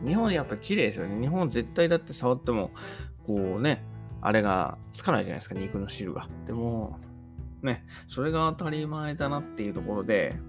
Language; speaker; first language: Japanese; native; Japanese